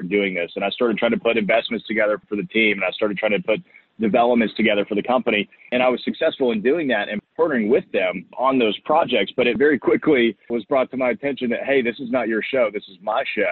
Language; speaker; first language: English; native; English